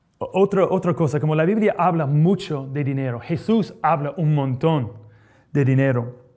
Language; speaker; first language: Spanish; non-native, fluent; English